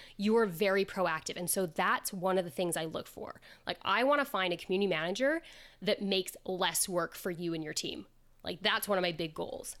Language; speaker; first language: English; native; English